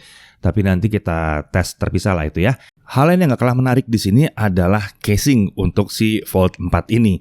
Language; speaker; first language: Indonesian; native; Indonesian